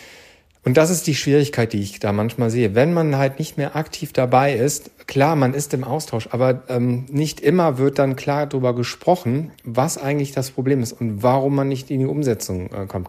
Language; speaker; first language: German; native; German